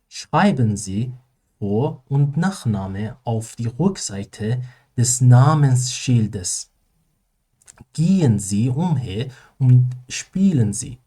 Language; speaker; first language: German; non-native, learner; Persian